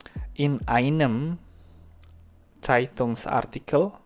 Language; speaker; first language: German; non-native, fluent; Indonesian